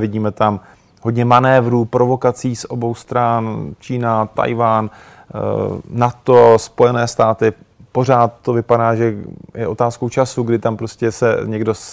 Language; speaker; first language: Czech; native; Czech